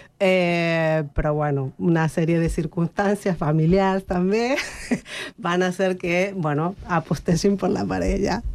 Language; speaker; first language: Catalan; non-native, learner; Spanish